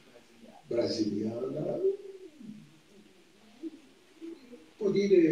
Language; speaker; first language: Italian; non-native, fluent; Portuguese